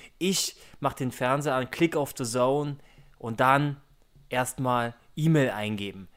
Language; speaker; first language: German; native; German